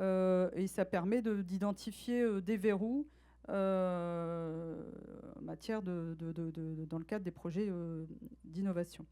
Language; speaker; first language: French; native; French